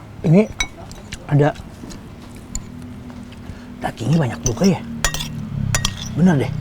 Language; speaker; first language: Indonesian; native; Indonesian